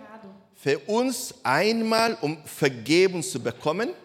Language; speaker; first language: German; non-native, learner; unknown